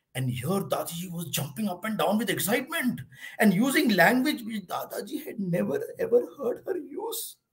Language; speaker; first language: English; non-native, local second language; Hindi